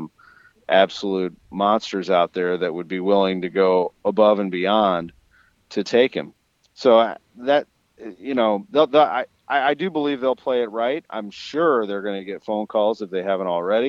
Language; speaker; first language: English; native; English